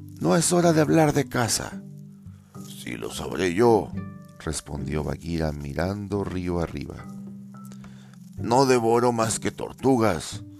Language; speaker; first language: Spanish; native; Spanish